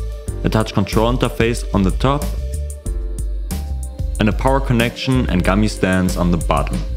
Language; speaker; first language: English; non-native, fluent; German